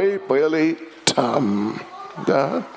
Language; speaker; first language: Russian; non-native, learner; English